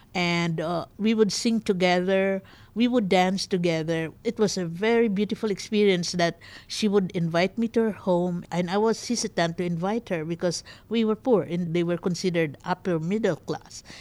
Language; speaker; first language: English; non-native, local second language; Bikol